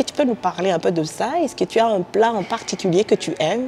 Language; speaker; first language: French; native; French